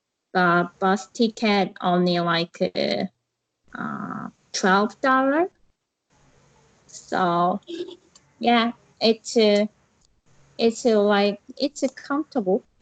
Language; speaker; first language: English; non-native, learner; Korean